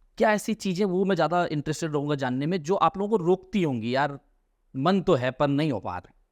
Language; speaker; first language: Hindi; native; Hindi